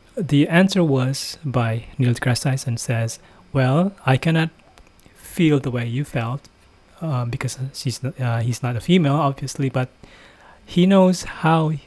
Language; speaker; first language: English; non-native, fluent; Indonesian